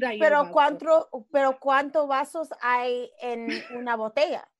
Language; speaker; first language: Spanish; early bilingual, other home language; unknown